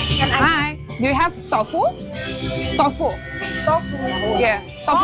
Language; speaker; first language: English; non-native, learner; Lithuanian